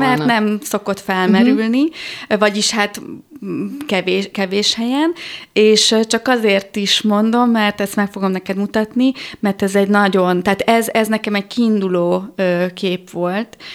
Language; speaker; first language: Hungarian; native; Hungarian